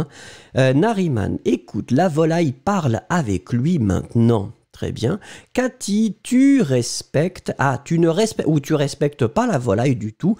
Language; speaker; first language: French; native; French